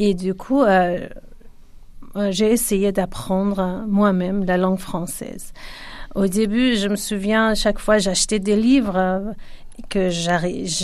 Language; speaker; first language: French; non-native, fluent; Kurdish